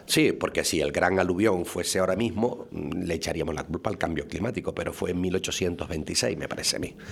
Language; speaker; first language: Spanish; native; Spanish